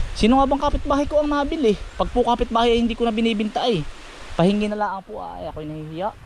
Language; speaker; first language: Filipino; native; Filipino